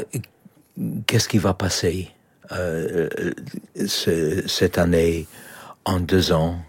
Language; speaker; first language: French; non-native, learner; Polish